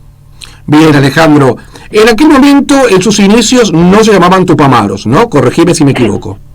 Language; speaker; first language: Spanish; native; Spanish